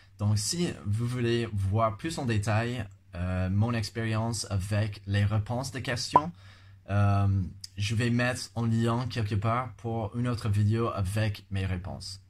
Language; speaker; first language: French; non-native, fluent; English